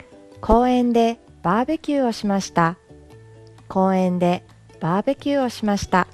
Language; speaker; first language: Japanese; non-native, fluent; Mongolian